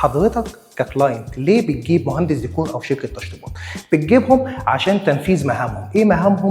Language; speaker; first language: Arabic; native; Arabic